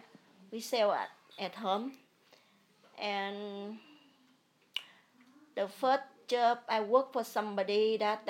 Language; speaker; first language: English; early bilingual, other home language; Vietnamese